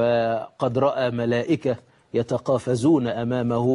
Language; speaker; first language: Arabic; native; Arabic